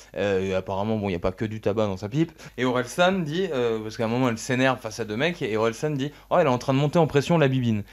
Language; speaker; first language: French; native; French